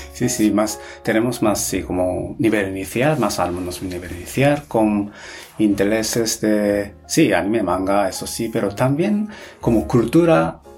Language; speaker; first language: Spanish; non-native, fluent; Japanese